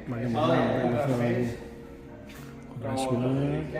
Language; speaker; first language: Indonesian; native; Indonesian